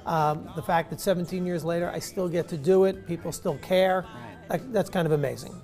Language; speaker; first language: English; native; English